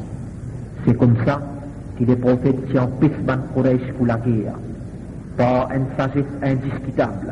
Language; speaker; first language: French; non-native, local second language; Morisyen